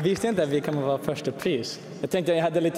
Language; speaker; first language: Swedish; early bilingual, heritage; English